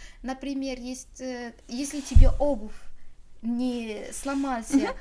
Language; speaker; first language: Russian; non-native, learner; Arabic